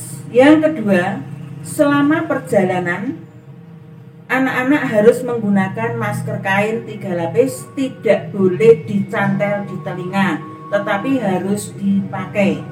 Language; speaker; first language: Indonesian; native; Indonesian